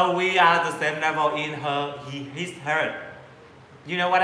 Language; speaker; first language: English; non-native, learner; Vietnamese